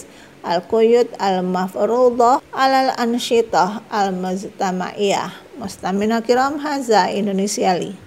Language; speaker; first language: Arabic; non-native, fluent; Indonesian